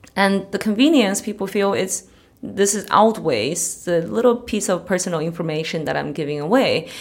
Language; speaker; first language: English; early bilingual, other home language; Chinese